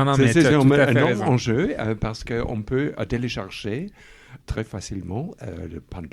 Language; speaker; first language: French; non-native, fluent; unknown